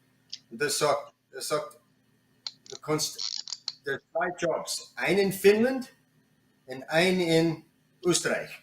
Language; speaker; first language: German; non-native, learner; English